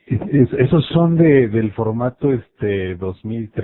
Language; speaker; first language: Spanish; native; Spanish